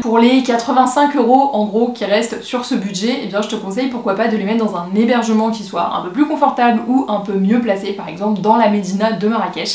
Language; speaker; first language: French; native; French